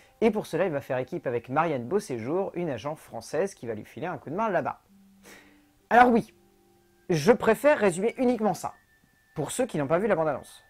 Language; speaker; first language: French; native; French